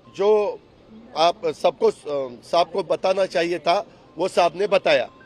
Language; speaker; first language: Hindi; non-native, local second language; Marathi